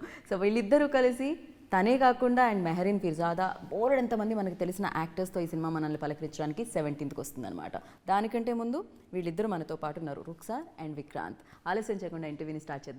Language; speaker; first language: Telugu; native; Telugu